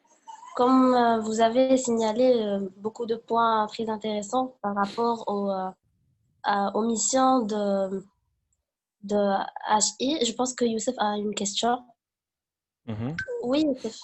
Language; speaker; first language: French; non-native, local second language; Arabic